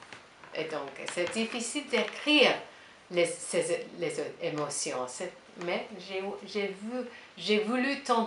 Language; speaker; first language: French; non-native, learner; English